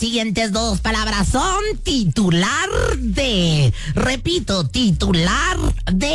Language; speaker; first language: Spanish; native; Spanish